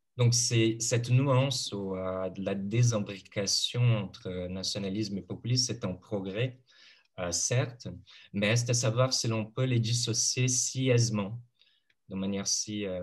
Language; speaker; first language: French; non-native, fluent; Portuguese